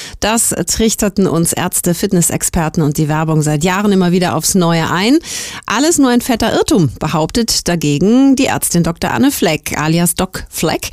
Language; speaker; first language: German; native; German